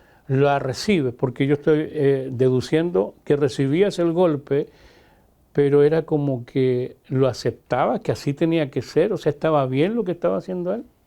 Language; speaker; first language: Spanish; native; Spanish